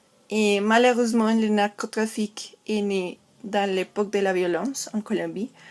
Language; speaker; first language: French; non-native, learner; Spanish